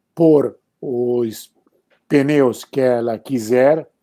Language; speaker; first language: Portuguese; non-native, fluent; Italian